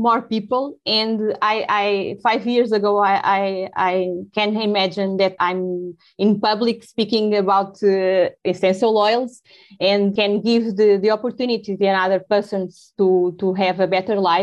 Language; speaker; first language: English; non-native, learner; Portuguese